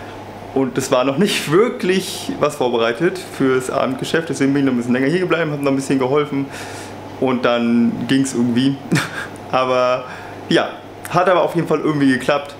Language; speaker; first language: German; native; German